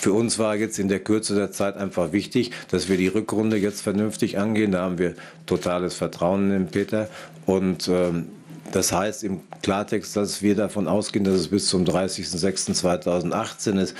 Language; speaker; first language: German; native; German